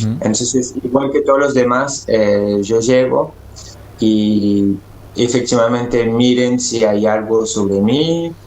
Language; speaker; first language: Spanish; early bilingual, other home language; French